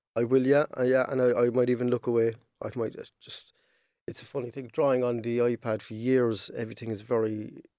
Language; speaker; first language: English; native; English